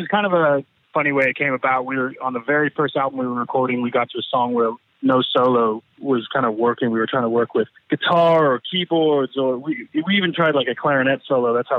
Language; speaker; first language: English; native; English